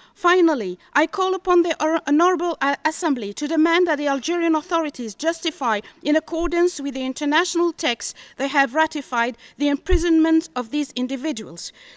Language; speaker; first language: English; non-native, fluent; Kabyle